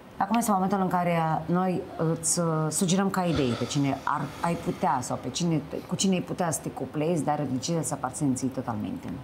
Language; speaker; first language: Romanian; native; Romanian